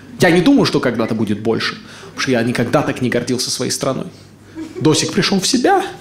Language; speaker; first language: Russian; native; Russian